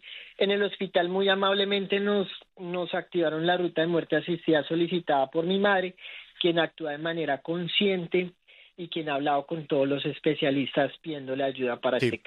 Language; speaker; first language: Spanish; native; Spanish